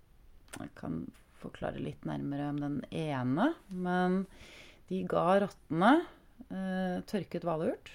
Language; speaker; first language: Norwegian; native; Norwegian